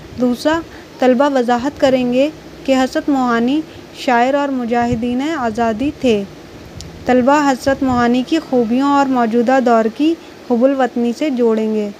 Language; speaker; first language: Urdu; native; Urdu